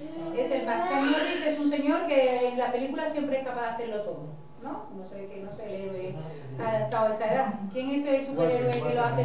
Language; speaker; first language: Spanish; native; Spanish